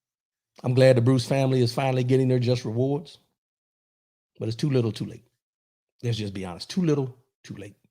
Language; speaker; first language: English; native; English